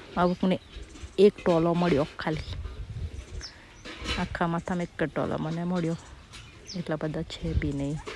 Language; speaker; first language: Gujarati; native; Gujarati